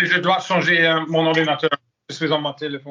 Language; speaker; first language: French; non-native, learner; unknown